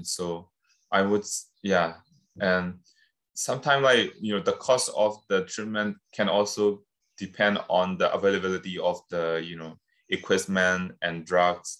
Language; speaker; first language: English; non-native, fluent; Burmese